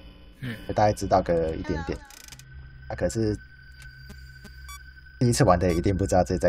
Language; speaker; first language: Chinese; native; Chinese